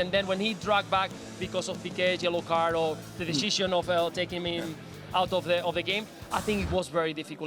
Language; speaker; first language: English; non-native, fluent; Spanish